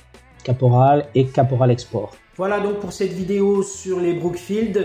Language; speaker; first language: French; native; French